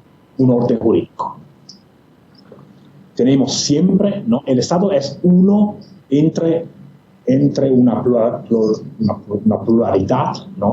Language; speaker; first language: Spanish; non-native, fluent; Italian